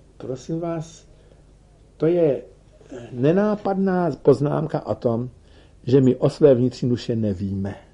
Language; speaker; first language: Czech; native; Czech